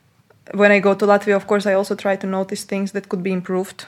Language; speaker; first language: English; non-native, fluent; Latvian